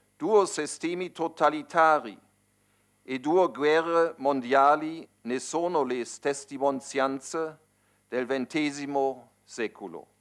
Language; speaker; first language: Italian; non-native, fluent; German